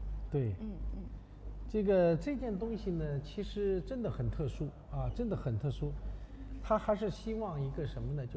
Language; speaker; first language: Chinese; native; Chinese